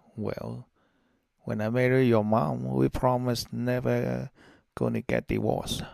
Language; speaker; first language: English; non-native, local second language; Cantonese